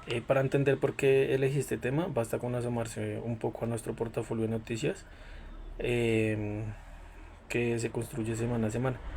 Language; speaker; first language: Spanish; native; Spanish